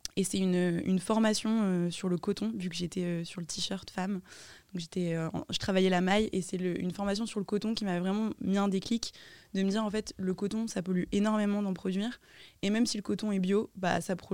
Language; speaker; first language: French; native; French